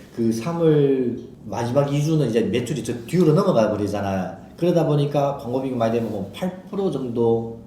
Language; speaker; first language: Korean; early bilingual, heritage; Korean